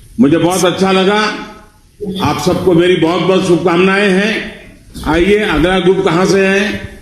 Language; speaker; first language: Hindi; non-native, local second language; Gujarati